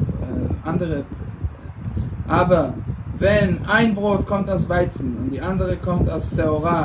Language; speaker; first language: German; non-native, fluent; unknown